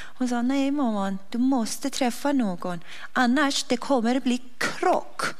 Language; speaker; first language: Swedish; early bilingual, other home language; Persian